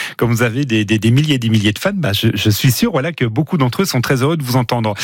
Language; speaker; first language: French; native; French